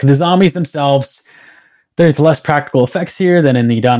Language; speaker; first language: English; native; English